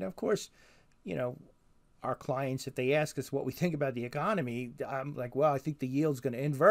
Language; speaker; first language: English; native; English